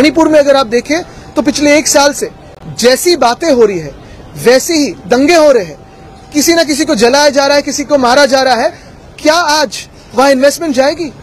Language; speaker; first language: Hindi; non-native, local second language; Marathi